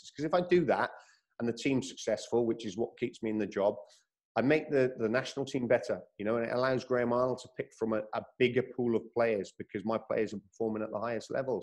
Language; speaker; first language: English; native; English